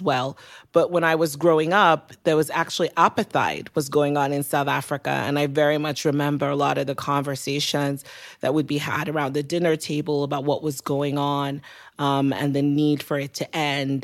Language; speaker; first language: English; non-native, local second language; Yoruba